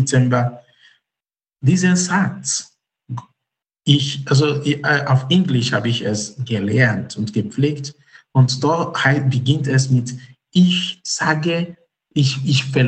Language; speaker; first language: German; non-native, fluent; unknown